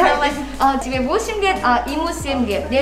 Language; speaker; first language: Russian; non-native, fluent; Korean